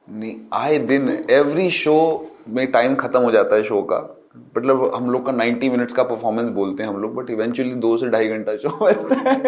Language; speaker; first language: Hindi; native; Hindi